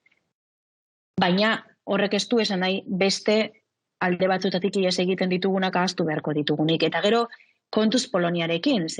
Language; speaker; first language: Basque; native; Basque